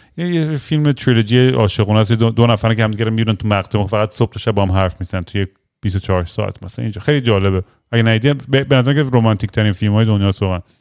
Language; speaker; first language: Persian; native; Persian